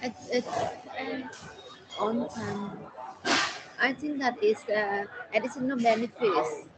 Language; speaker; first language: English; non-native, learner; Vietnamese